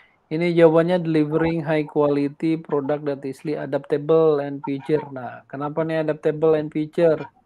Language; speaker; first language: English; non-native, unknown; Indonesian